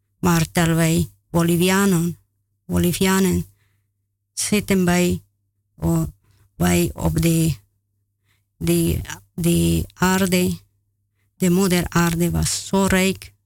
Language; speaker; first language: Dutch; non-native, learner; Spanish